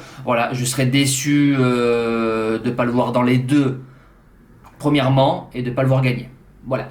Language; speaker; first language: French; native; French